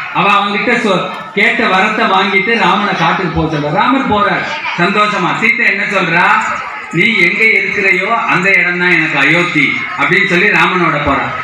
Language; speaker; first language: Tamil; non-native, local second language; Telugu